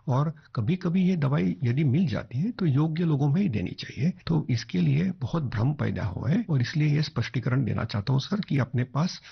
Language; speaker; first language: Hindi; non-native, local second language; Marathi